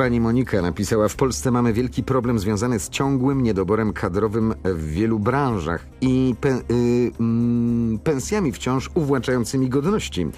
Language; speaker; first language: Polish; native; Polish